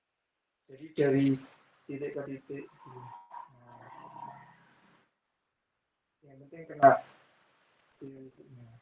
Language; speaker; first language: Indonesian; non-native, local second language; Javanese